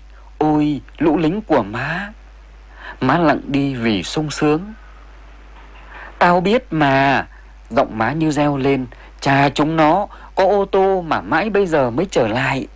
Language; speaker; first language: Vietnamese; native; Vietnamese